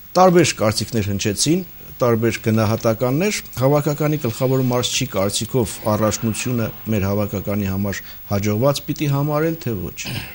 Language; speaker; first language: Armenian; native; Armenian